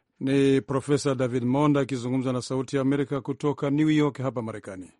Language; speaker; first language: Swahili; non-native, local second language; Rundi